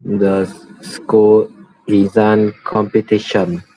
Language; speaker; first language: English; non-native, learner; Vietnamese